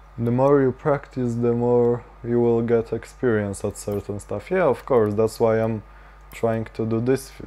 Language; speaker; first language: English; non-native, fluent; Polish